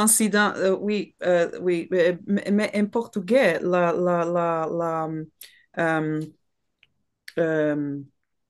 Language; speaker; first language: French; non-native, learner; Portuguese